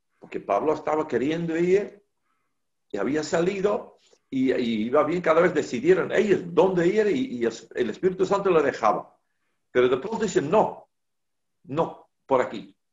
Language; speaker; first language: Spanish; non-native, fluent; Dutch